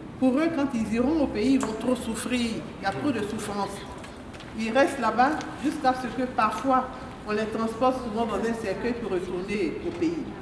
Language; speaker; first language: French; non-native, local second language; Mandingo